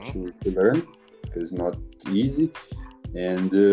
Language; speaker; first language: English; non-native, learner; Portuguese